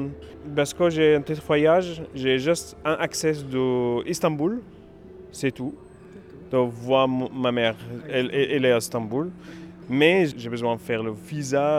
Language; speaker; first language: French; non-native, learner; Arabic